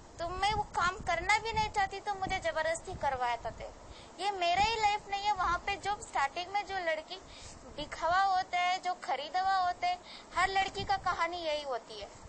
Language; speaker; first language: Hindi; non-native, local second language; Kannada